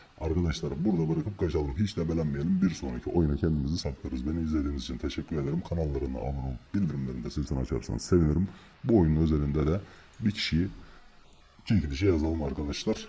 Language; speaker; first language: Turkish; native; Turkish